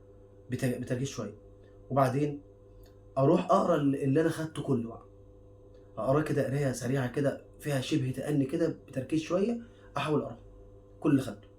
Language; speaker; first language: Arabic; native; Arabic